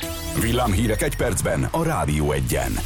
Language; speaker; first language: Hungarian; native; Hungarian